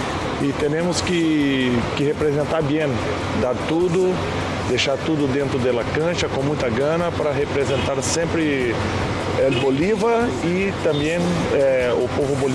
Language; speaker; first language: Spanish; non-native, learner; Portuguese